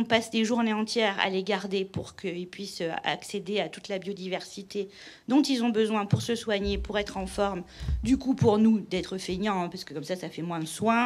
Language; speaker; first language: French; native; French